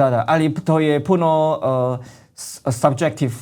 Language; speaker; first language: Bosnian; non-native, learner; Chinese